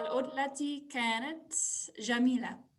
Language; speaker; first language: Arabic; non-native, learner; English